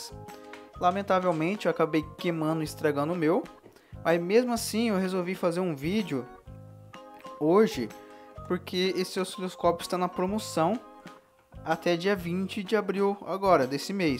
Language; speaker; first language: Portuguese; native; Portuguese